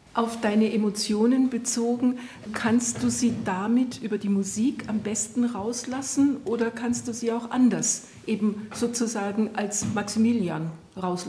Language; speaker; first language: German; native; German